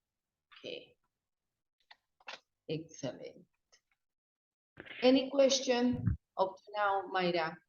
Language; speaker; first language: English; non-native, fluent; Spanish